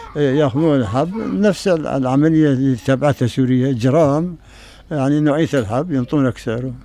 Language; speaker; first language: Arabic; native; Arabic